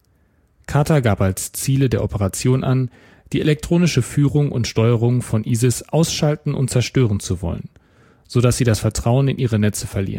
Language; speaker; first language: German; native; German